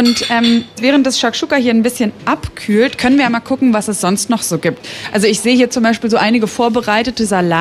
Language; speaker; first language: German; native; German